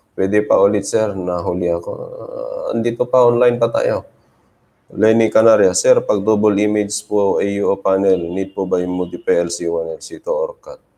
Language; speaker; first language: Filipino; native; Filipino